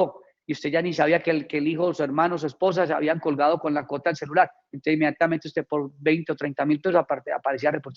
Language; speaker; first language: Spanish; native; Spanish